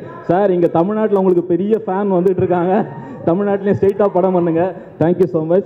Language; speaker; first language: Tamil; native; Tamil